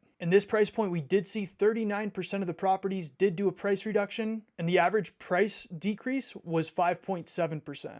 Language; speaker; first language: English; native; English